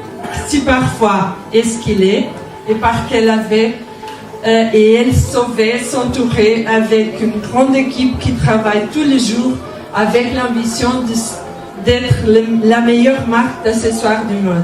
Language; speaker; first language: French; non-native, learner; Portuguese